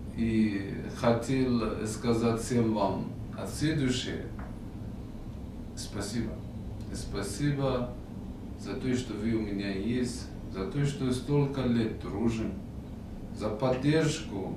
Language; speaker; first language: Russian; non-native, fluent; Persian